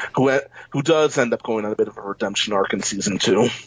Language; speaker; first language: English; native; English